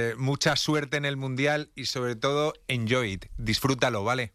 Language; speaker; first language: Spanish; native; Spanish